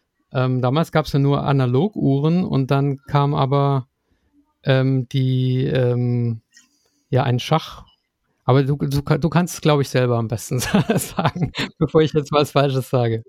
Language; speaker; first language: German; native; German